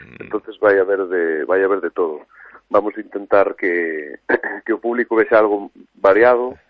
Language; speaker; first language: Galician; non-native, local second language; Spanish